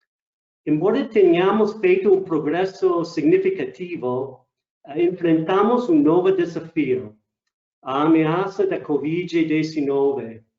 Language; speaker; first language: Portuguese; non-native, fluent; English